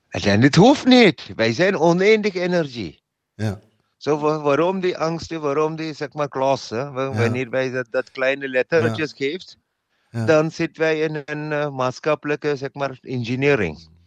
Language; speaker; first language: Dutch; non-native, learner; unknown